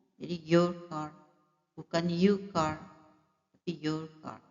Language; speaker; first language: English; non-native, fluent; Indonesian